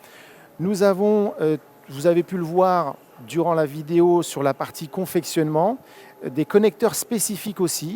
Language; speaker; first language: French; native; French